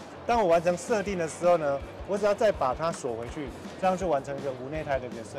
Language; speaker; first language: Chinese; native; Chinese